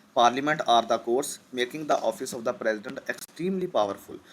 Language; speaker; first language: English; non-native, local second language; Urdu